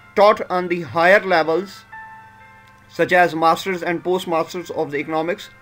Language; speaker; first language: English; non-native, local second language; Urdu